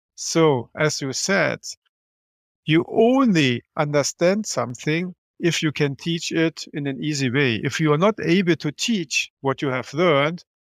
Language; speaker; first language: English; non-native, fluent; German